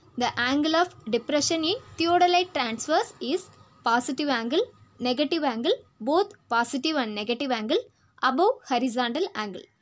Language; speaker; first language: English; non-native, local second language; Tamil